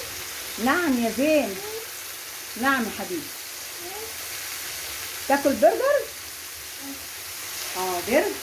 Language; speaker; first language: Arabic; native; Arabic